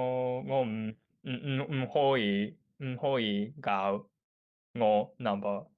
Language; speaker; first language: Cantonese; non-native, learner; Japanese